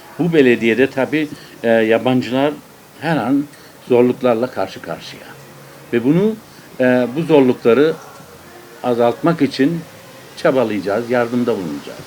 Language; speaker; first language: Turkish; native; Turkish